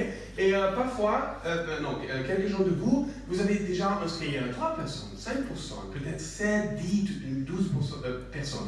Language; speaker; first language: French; non-native, learner; English